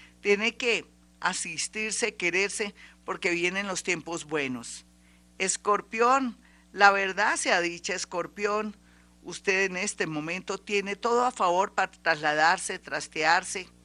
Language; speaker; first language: Spanish; native; Spanish